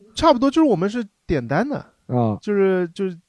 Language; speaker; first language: Chinese; non-native, local second language; Wu Chinese